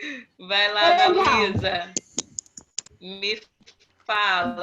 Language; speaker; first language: Portuguese; native; Portuguese